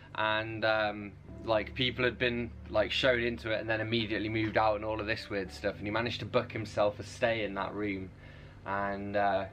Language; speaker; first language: English; native; English